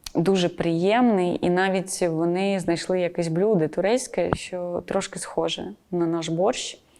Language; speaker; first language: Ukrainian; non-native, local second language; Russian